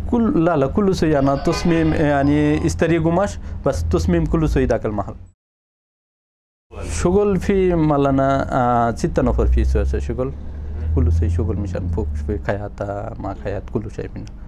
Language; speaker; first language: Arabic; non-native, learner; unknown